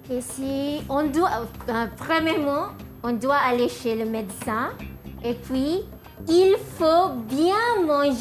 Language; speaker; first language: French; non-native, fluent; Malay